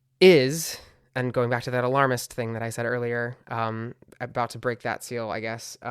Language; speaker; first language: English; native; English